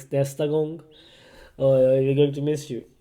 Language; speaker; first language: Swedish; non-native, learner; Urdu